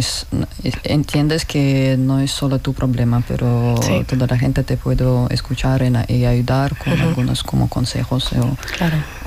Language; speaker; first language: Spanish; non-native, learner; Russian